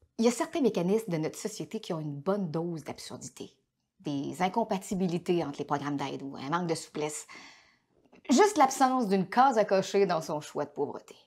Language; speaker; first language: French; native; French